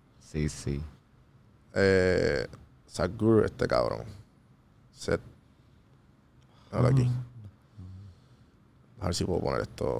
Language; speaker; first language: Spanish; native; Spanish